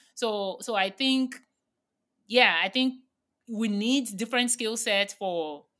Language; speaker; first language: English; non-native, local second language; Yoruba